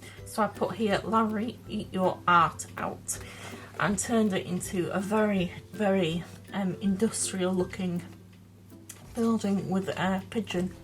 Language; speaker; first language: English; native; English